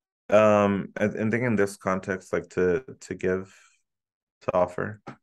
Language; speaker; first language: English; early bilingual, other home language; Spanish